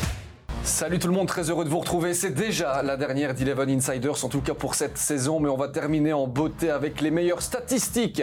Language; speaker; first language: French; native; French